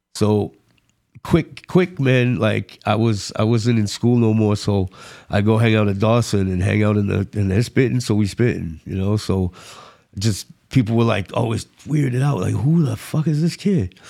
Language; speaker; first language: English; early bilingual, other home language; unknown